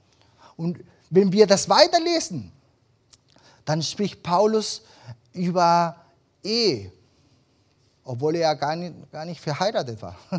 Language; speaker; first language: German; early bilingual, other home language; Spanish